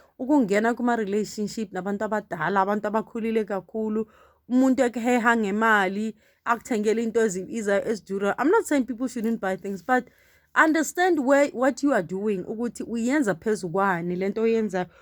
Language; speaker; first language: Zulu; non-native, local second language; Southern Sotho